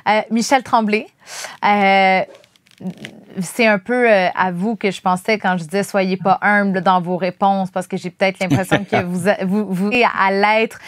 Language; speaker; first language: French; native; French